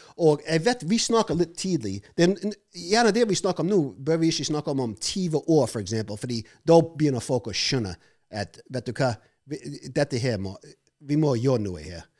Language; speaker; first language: Norwegian; non-native, fluent; English